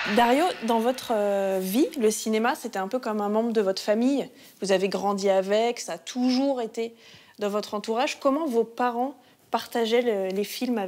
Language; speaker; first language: French; native; French